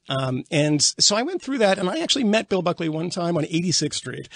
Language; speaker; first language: English; native; English